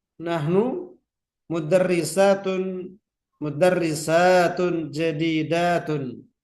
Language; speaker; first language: Arabic; non-native, fluent; Indonesian